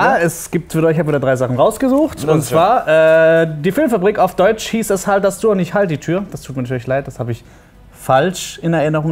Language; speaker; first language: German; native; German